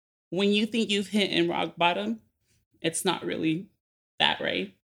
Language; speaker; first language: English; native; English